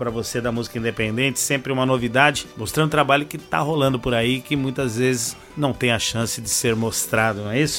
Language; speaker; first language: Portuguese; native; Portuguese